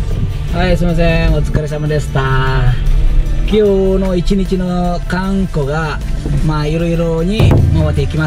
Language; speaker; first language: Japanese; non-native, fluent; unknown